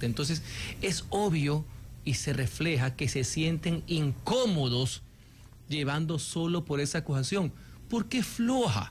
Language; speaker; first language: Spanish; native; Spanish